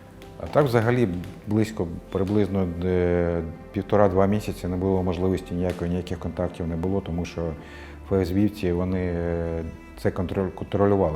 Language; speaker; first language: Ukrainian; non-native, local second language; Russian